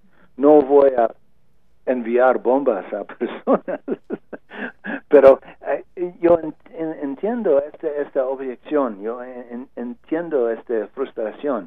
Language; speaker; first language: Spanish; non-native, learner; English